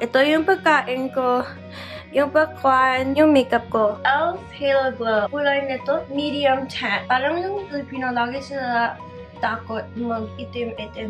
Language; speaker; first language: Filipino; non-native, learner; English